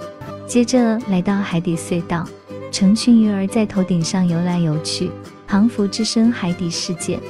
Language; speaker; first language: Chinese; native; Chinese